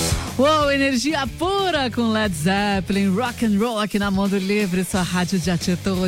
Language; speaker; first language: Portuguese; native; Portuguese